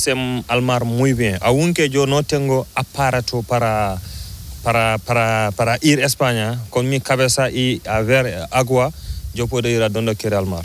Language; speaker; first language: Spanish; non-native, learner; Fula